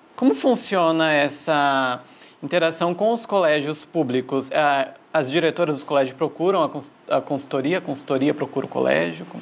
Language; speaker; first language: Portuguese; native; Portuguese